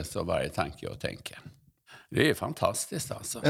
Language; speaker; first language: Swedish; native; Swedish